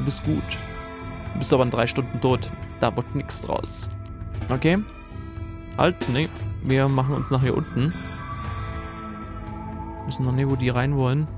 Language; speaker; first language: German; native; German